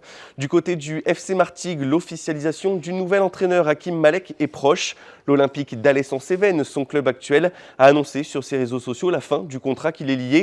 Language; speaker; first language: French; native; French